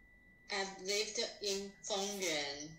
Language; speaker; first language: English; non-native, learner; Chinese